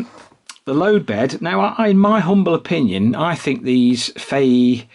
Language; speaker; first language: English; native; English